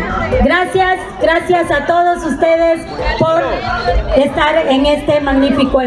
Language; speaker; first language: Spanish; native; Spanish